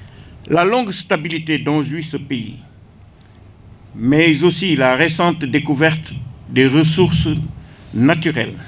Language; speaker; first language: French; non-native, local second language; Wolof